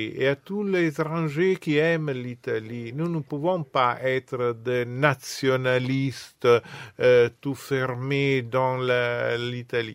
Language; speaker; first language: French; non-native, fluent; Italian